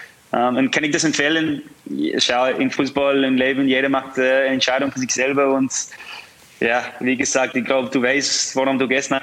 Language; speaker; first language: German; non-native, fluent; English